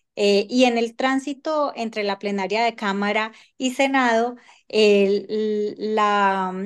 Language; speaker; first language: Spanish; native; Spanish